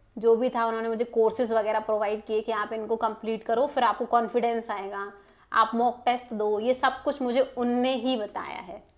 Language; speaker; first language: Hindi; native; Hindi